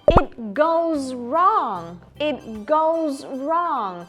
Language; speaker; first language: English; non-native, fluent; Thai